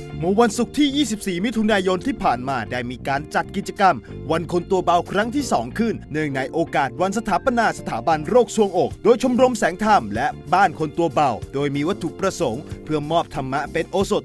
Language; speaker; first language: Thai; native; Thai